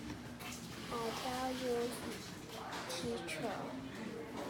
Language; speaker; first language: English; non-native, learner; Chinese